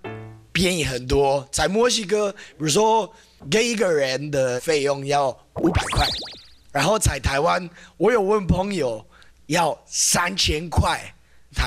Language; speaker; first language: Chinese; non-native, fluent; Spanish